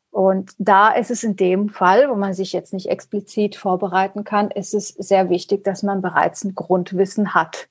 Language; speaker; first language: German; early bilingual, other home language; Persian